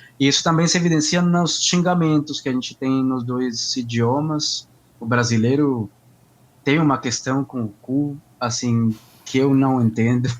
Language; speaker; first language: Portuguese; non-native, fluent; Spanish